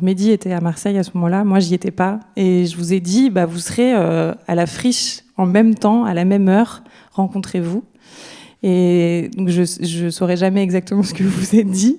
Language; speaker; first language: French; native; French